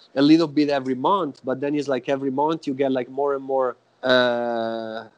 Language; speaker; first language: English; non-native, fluent; Italian